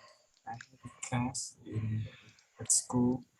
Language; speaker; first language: English; non-native, learner; Vietnamese